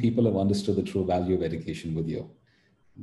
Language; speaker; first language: English; non-native, local second language; Tamil